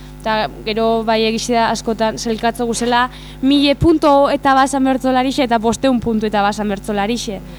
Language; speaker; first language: Basque; native; Basque